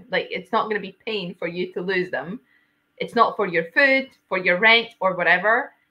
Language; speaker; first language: English; non-native, fluent; Latvian